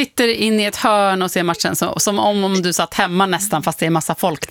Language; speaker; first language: Swedish; native; Swedish